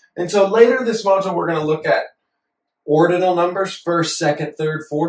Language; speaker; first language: English; native; English